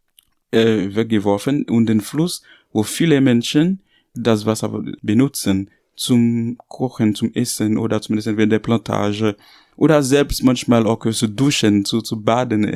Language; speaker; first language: German; non-native, learner; Haitian Creole